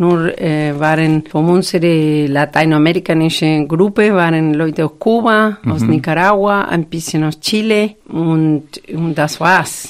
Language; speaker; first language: German; non-native, fluent; Spanish